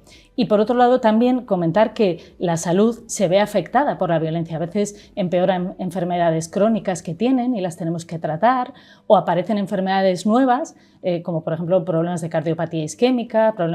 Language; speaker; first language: Spanish; native; Spanish